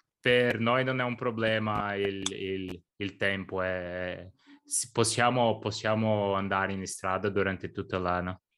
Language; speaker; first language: Italian; non-native, learner; Portuguese